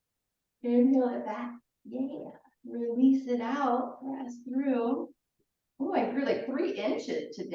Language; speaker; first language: English; native; English